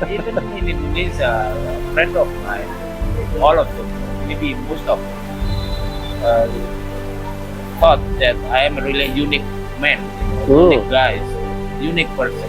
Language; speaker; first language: English; non-native, learner; Indonesian